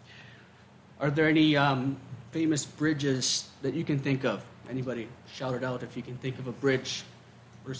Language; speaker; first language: English; native; English